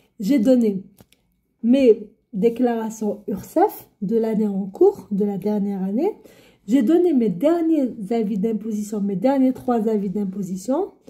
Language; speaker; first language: French; non-native, local second language; Arabic